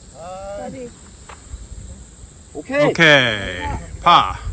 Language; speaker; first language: Korean; native; Korean